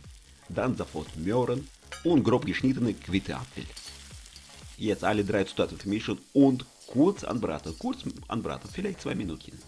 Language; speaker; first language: German; non-native, learner; Russian